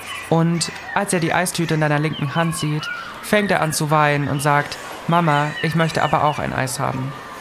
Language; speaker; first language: German; native; German